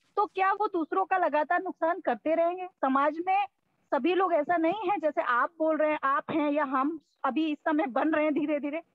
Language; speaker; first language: Hindi; native; Hindi